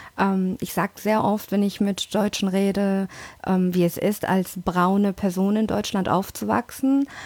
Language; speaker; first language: German; early bilingual, other home language; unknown